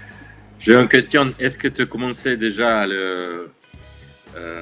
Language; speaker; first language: French; non-native, learner; Russian